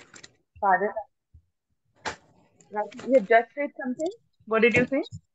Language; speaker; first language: English; non-native, local second language; Hindi